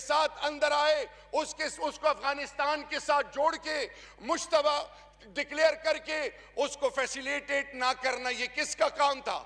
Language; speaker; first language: Urdu; non-native, local second language; Pashto